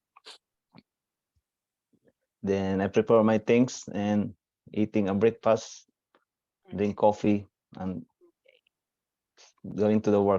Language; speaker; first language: English; non-native, learner; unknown